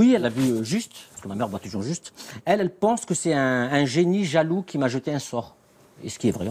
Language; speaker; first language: French; native; French